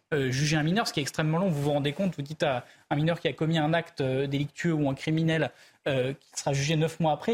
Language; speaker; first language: French; native; French